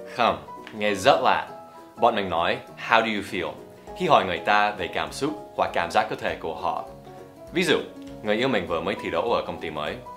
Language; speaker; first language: Vietnamese; non-native, fluent; English